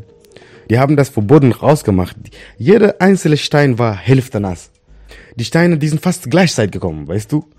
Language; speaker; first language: German; non-native, learner; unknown